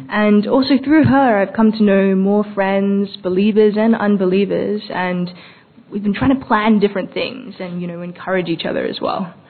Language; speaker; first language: English; early bilingual, other home language; Chinese